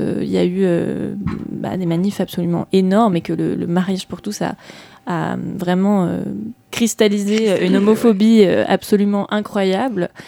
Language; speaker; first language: French; native; French